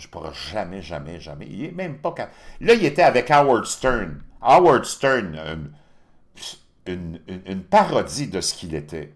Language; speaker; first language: French; native; French